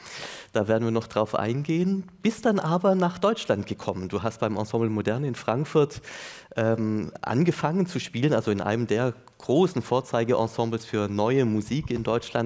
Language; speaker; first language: German; native; German